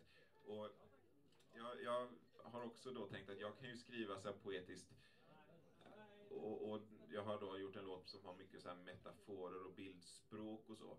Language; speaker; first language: Swedish; native; Swedish